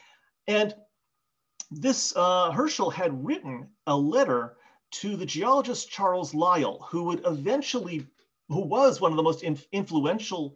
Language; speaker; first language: English; native; English